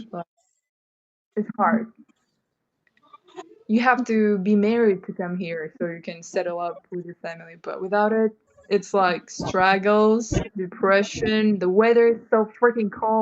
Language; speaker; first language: English; non-native, fluent; Kyrgyz